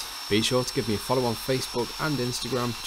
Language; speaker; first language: English; native; English